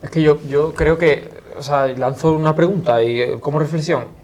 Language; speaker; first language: Spanish; native; Spanish